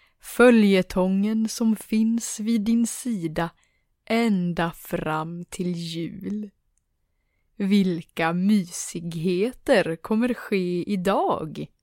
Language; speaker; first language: Swedish; native; Swedish